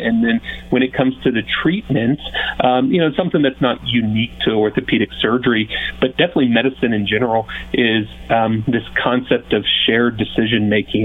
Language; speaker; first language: English; native; English